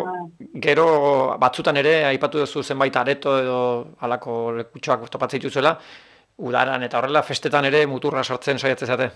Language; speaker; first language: Basque; native; Basque